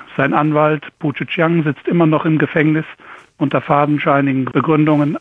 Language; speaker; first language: German; native; German